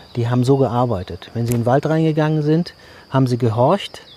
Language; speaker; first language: German; native; German